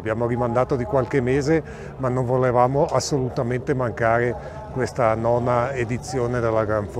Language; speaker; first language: Italian; native; Italian